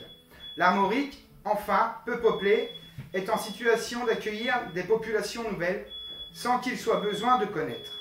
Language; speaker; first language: French; native; French